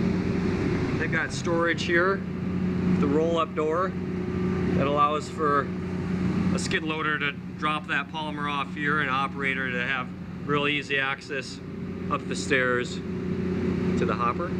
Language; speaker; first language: English; native; English